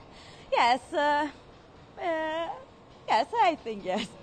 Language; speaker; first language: English; non-native, fluent; Italian